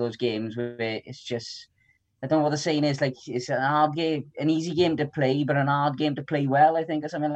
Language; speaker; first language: English; native; English